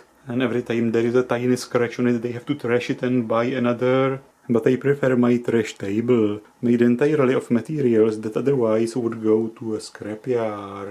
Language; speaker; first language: English; non-native, fluent; Czech